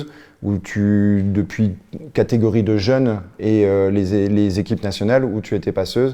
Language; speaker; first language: French; native; French